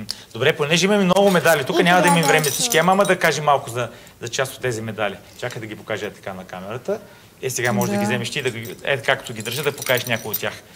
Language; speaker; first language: Bulgarian; native; Bulgarian